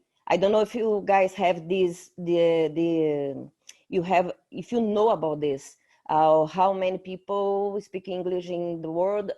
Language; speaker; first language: English; non-native, fluent; Portuguese